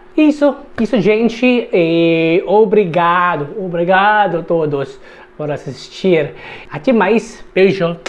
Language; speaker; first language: Portuguese; non-native, learner; Filipino